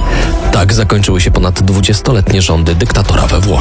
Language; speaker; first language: Polish; native; Polish